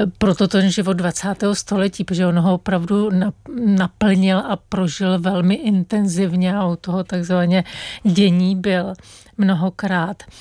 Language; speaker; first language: Czech; native; Czech